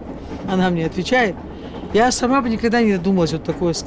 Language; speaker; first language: Russian; native; Russian